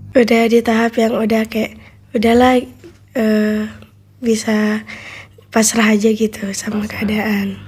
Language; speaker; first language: Indonesian; native; Indonesian